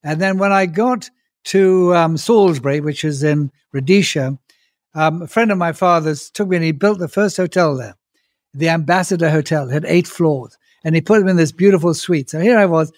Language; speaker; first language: English; native; English